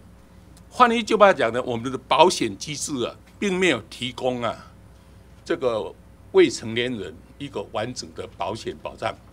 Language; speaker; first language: Chinese; native; Chinese